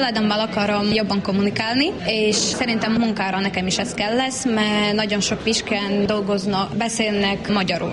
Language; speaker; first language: Hungarian; non-native, learner; Ukrainian